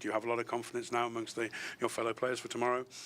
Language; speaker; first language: English; native; English